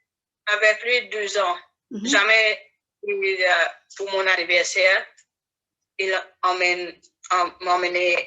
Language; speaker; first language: French; non-native, learner; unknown